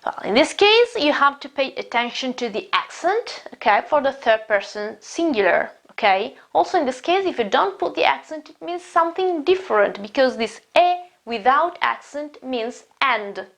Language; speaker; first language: English; non-native, fluent; Italian